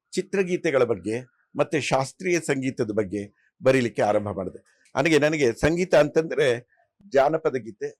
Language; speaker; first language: Kannada; non-native, local second language; Telugu